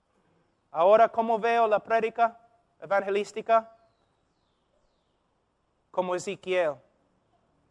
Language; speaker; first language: Spanish; non-native, fluent; English